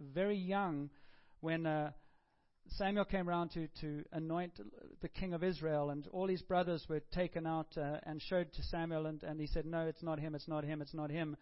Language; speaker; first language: English; native; English